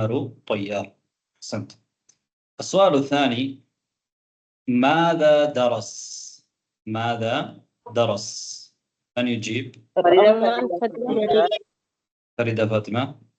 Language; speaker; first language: Arabic; non-native, fluent; Tamil